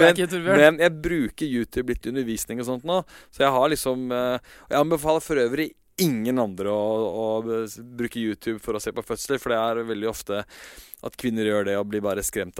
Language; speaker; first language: Norwegian; native; Norwegian